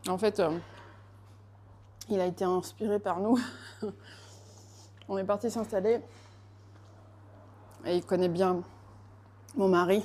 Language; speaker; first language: French; native; French